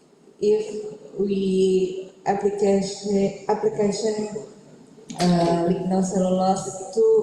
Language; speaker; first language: English; non-native, learner; Indonesian